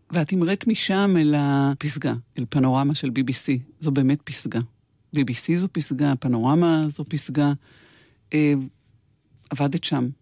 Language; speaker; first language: Hebrew; native; Hebrew